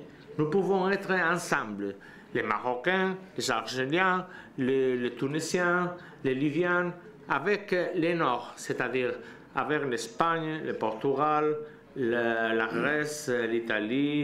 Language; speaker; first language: French; non-native, learner; Spanish